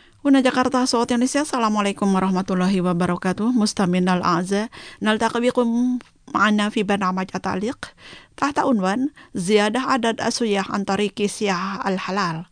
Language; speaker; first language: Arabic; non-native, fluent; Indonesian